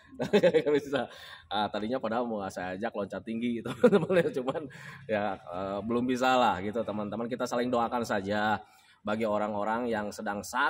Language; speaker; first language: Indonesian; native; Indonesian